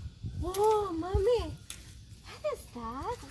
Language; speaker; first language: English; non-native, learner; Indonesian